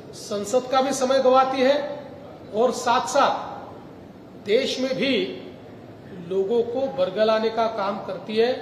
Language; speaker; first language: Hindi; non-native, local second language; Marathi